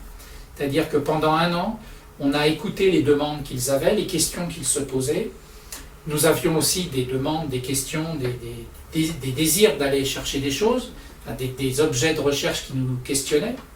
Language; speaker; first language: French; native; French